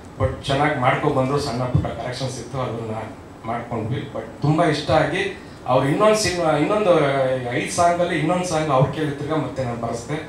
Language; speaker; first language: Kannada; native; Kannada